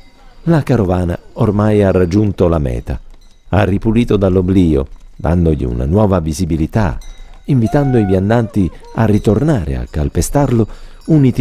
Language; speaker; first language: Italian; native; Italian